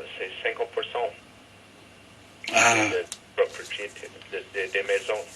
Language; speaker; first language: French; non-native, fluent; English